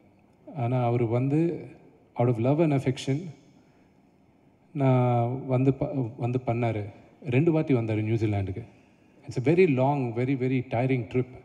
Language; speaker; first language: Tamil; non-native, local second language; Telugu